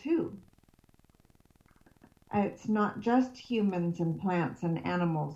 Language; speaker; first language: English; native; English